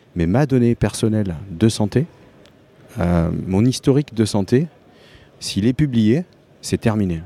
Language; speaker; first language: French; native; French